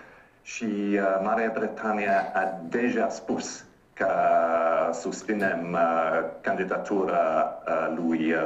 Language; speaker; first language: Romanian; non-native, learner; English